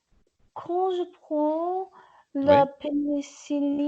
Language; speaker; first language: French; non-native, learner; English